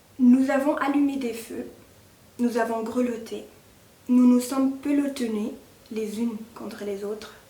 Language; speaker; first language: French; non-native, fluent; German